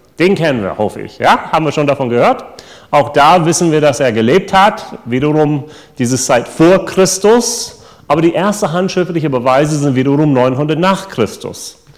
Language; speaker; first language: German; non-native, fluent; English